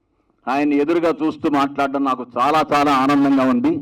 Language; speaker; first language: Telugu; native; Telugu